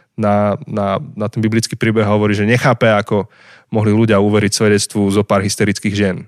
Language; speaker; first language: Slovak; native; Slovak